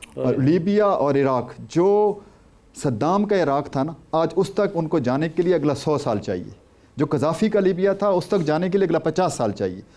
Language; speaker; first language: Urdu; non-native, local second language; Saraiki